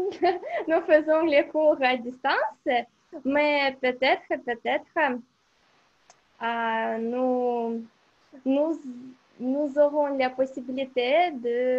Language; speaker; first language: French; non-native, learner; Russian